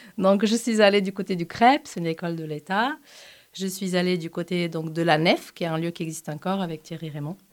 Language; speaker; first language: French; non-native, fluent; Portuguese